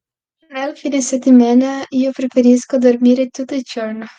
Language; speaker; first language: Italian; non-native, learner; Portuguese